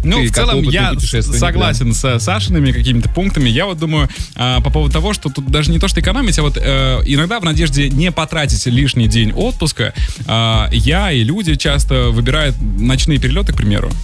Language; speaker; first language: Russian; native; Russian